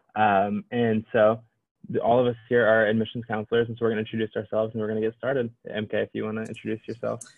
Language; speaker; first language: English; native; English